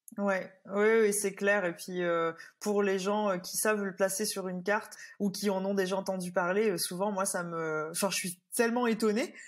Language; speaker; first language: French; native; French